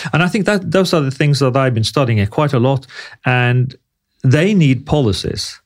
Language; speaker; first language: English; non-native, fluent; Norwegian